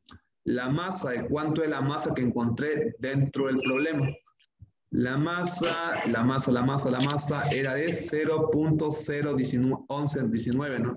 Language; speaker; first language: Spanish; native; Spanish